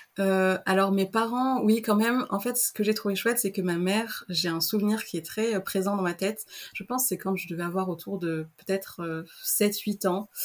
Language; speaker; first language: French; native; French